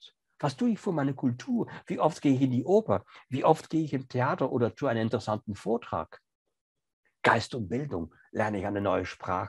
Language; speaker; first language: German; non-native, fluent; French